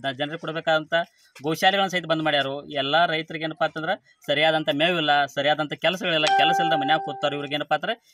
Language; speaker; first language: Kannada; native; Kannada